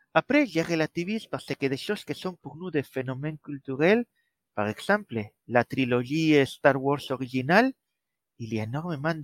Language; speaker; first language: French; non-native, fluent; Spanish